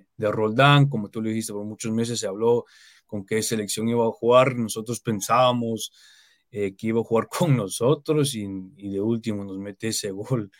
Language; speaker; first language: Spanish; early bilingual, heritage; Spanish